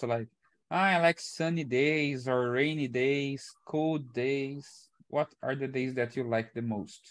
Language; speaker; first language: English; non-native, fluent; Portuguese